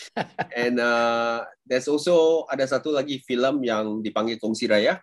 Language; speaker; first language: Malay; non-native, local second language; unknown